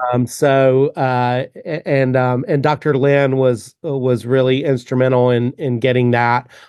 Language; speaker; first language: English; native; English